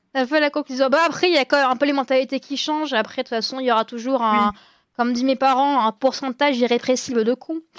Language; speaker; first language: French; native; French